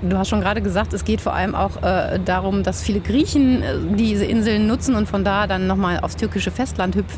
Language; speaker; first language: German; native; German